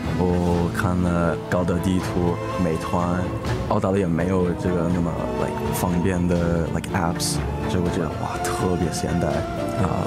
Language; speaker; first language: Chinese; early bilingual, heritage; Chinese